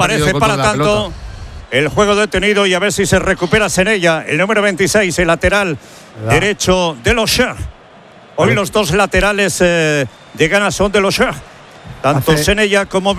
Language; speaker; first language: Spanish; native; Spanish